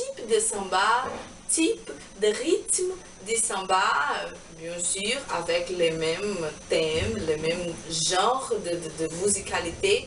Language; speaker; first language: French; non-native, learner; Portuguese